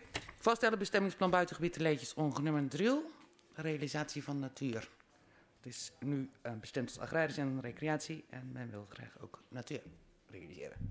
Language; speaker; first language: Dutch; native; Dutch